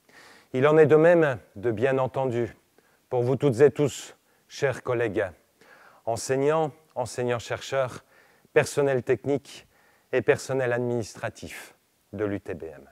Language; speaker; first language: French; native; French